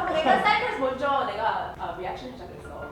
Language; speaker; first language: Korean; early bilingual, heritage; English